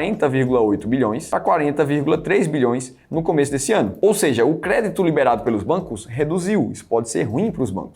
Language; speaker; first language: Portuguese; native; Portuguese